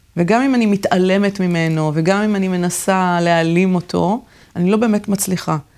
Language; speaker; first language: Hebrew; native; Hebrew